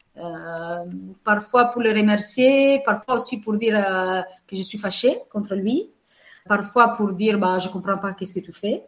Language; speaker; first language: French; non-native, fluent; Italian